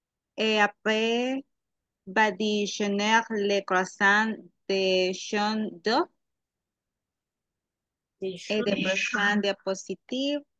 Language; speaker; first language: French; non-native, learner; Spanish